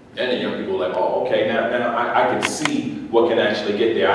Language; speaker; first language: English; native; English